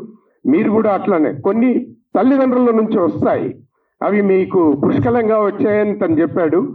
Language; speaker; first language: Telugu; native; Telugu